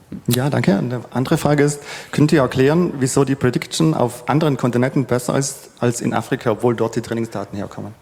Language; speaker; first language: German; native; German